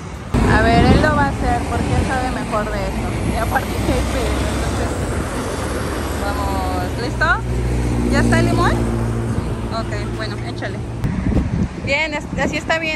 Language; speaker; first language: Spanish; native; Spanish